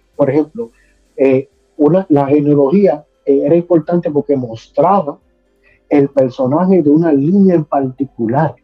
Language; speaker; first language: Spanish; native; Spanish